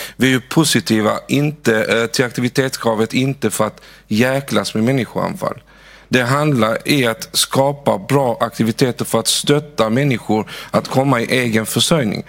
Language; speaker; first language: Swedish; early bilingual, other home language; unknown